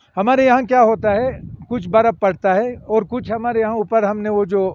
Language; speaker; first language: Urdu; non-native, local second language; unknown